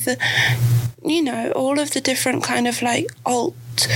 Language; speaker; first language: English; native; English